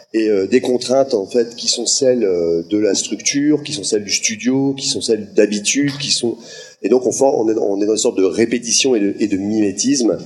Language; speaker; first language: French; native; French